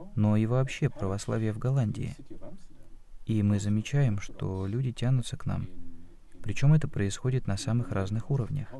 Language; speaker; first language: Russian; non-native, fluent; Dutch